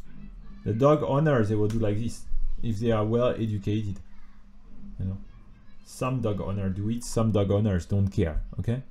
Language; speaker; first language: English; non-native, fluent; French